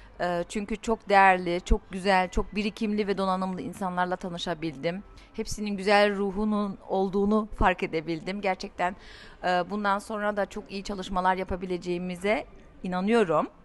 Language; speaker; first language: Turkish; early bilingual, heritage; Turkish